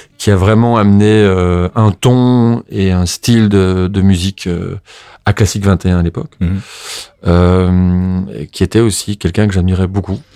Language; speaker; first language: French; native; French